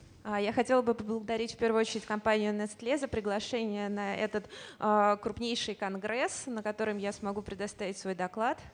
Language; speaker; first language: Russian; native; Russian